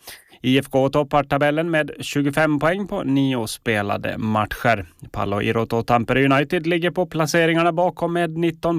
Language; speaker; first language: Swedish; native; Swedish